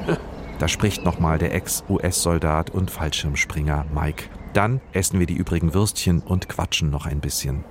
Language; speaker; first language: German; native; German